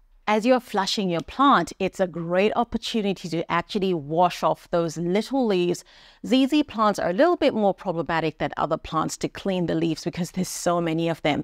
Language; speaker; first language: English; native; English